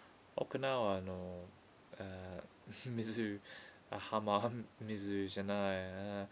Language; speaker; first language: Japanese; non-native, learner; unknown